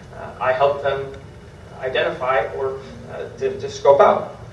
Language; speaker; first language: English; native; English